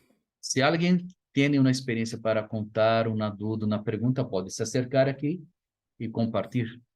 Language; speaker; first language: Portuguese; non-native, learner; Spanish